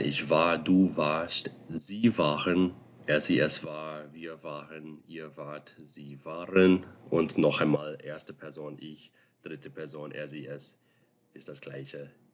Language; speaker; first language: German; non-native, fluent; English